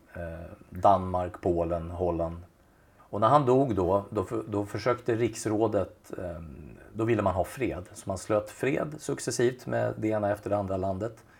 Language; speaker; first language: Swedish; native; Swedish